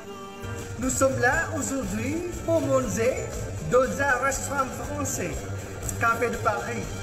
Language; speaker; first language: French; non-native, learner; Indonesian